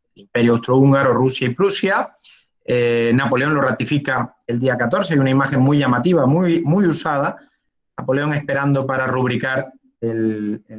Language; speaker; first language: Spanish; native; Spanish